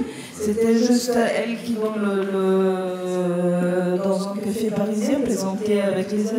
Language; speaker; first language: French; non-native, fluent; Italian